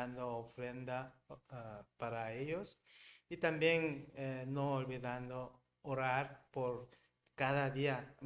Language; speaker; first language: Spanish; non-native, learner; Korean